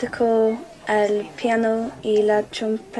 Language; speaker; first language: Spanish; non-native, learner; English